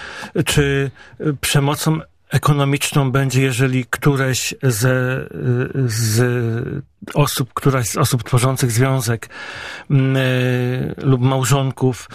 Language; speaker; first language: Polish; native; Polish